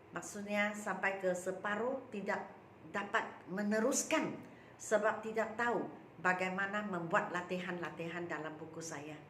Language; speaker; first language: Malay; non-native, local second language; Chinese